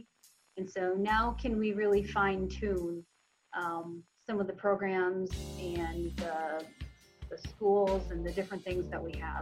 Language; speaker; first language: English; native; English